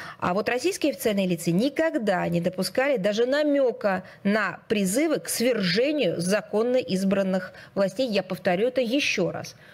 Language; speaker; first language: Russian; native; Russian